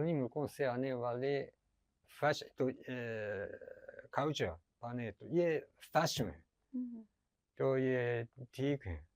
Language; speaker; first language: Hindi; non-native, learner; Japanese